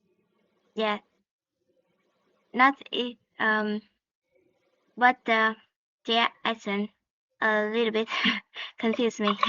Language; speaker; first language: English; non-native, learner; Vietnamese